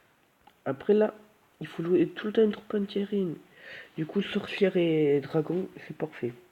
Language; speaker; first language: French; native; French